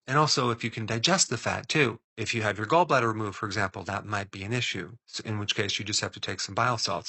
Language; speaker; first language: English; native; English